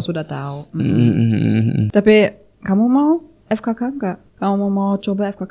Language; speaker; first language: Indonesian; non-native, fluent; German